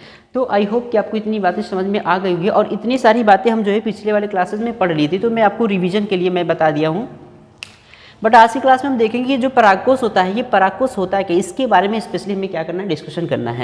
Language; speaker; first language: Hindi; native; Hindi